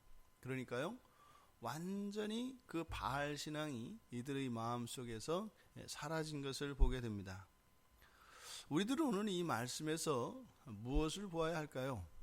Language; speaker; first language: Korean; native; Korean